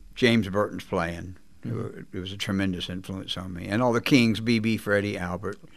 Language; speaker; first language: English; native; English